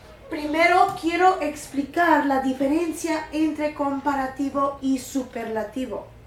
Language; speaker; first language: Spanish; non-native, fluent; English